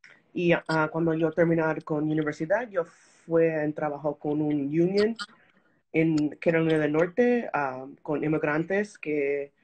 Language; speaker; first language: Spanish; early bilingual, heritage; Spanish